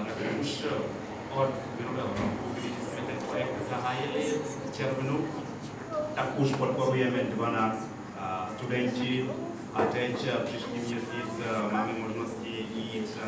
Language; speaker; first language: Czech; non-native, learner; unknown